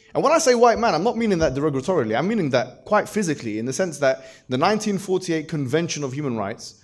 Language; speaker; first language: English; native; English